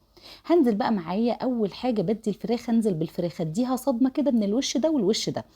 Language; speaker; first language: Arabic; native; Arabic